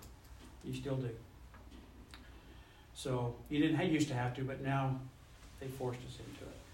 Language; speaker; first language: English; native; English